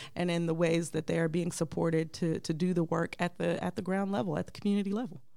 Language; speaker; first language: English; native; English